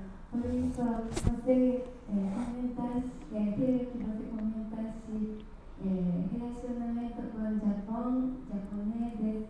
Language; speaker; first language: Portuguese; non-native, learner; Japanese